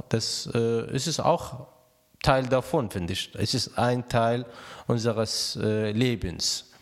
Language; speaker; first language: German; non-native, fluent; Arabic